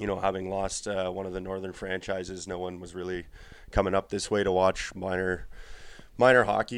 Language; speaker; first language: English; native; English